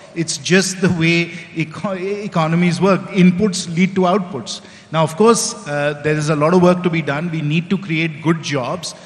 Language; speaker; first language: English; non-native, local second language; Hindi